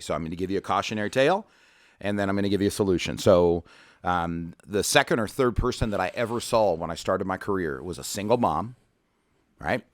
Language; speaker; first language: English; native; English